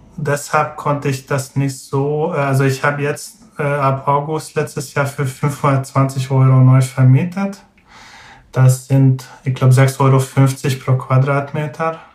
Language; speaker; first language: German; non-native, fluent; Hungarian